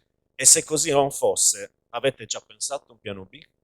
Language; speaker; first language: Italian; native; Italian